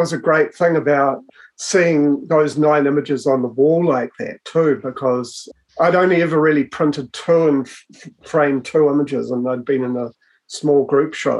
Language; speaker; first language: English; native; English